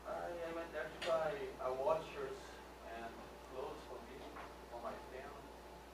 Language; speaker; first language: English; non-native, learner; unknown